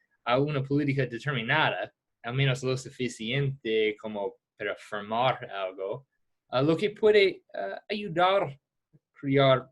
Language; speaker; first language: Spanish; non-native, fluent; English